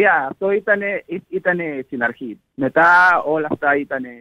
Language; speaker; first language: Greek; non-native, learner; Spanish